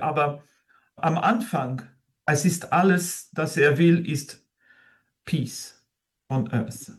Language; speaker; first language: German; non-native, fluent; French